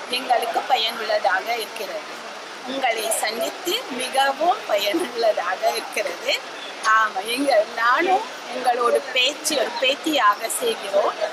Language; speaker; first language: Tamil; early bilingual, heritage; Tamil